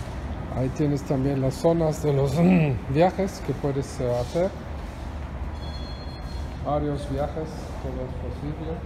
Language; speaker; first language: Spanish; non-native, fluent; German